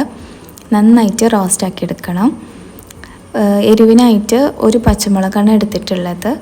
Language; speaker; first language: Malayalam; native; Malayalam